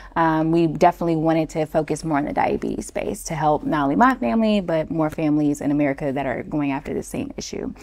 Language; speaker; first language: English; native; English